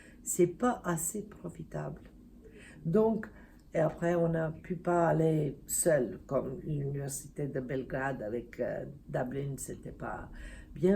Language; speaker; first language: French; non-native, fluent; Serbian